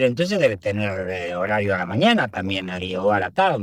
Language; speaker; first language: Spanish; early bilingual, other home language; Italian